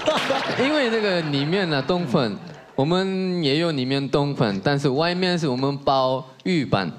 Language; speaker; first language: Chinese; non-native, learner; Korean